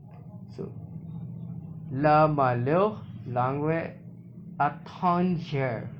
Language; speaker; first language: French; non-native, learner; Hindi